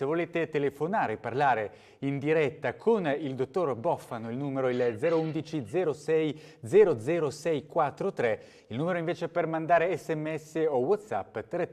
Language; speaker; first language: Italian; native; Italian